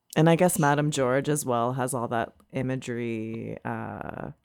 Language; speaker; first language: English; native; English